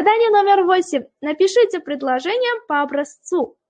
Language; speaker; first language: Russian; non-native, local second language; Uzbek